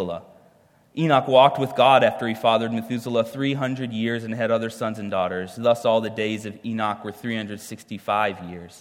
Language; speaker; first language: English; native; English